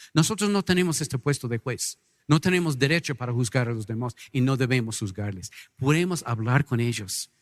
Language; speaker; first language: Spanish; non-native, fluent; English